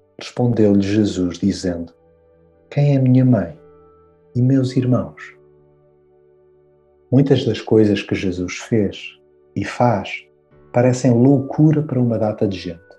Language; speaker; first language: Portuguese; native; Portuguese